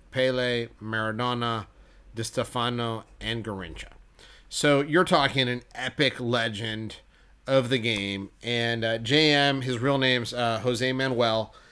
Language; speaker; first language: English; native; English